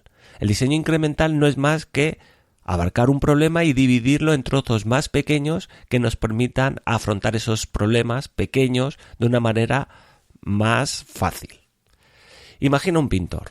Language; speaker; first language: Spanish; native; Spanish